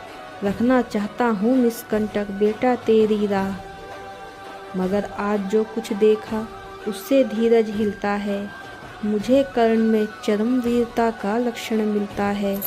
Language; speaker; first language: Hindi; native; Hindi